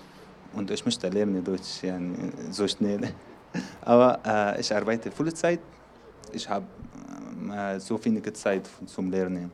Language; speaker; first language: German; non-native, learner; Arabic